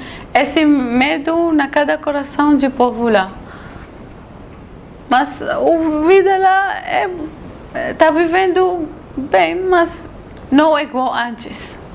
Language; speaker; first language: Portuguese; non-native, learner; Arabic